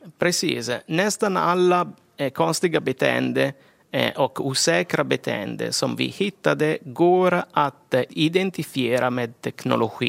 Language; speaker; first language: Swedish; non-native, fluent; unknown